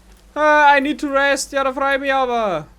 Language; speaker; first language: German; native; German